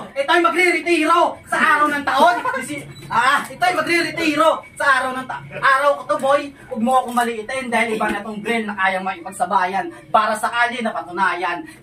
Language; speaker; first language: Filipino; non-native, local second language; Hiligaynon